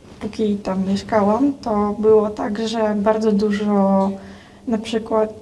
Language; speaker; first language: Polish; non-native, fluent; Russian